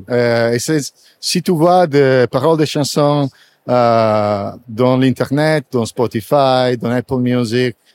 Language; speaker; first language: French; non-native, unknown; Italian